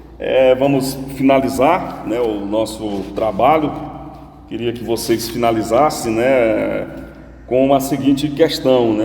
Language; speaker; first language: Portuguese; native; Portuguese